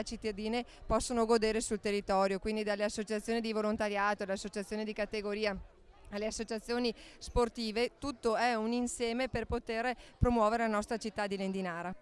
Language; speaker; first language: Italian; native; Italian